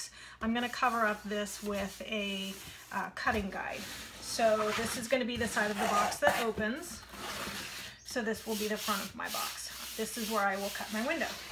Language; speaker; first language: English; native; English